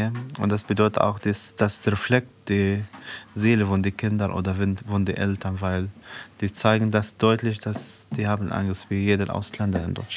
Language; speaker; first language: German; non-native, fluent; Arabic